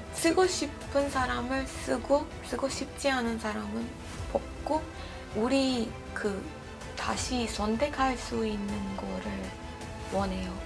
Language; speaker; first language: Korean; non-native, fluent; Persian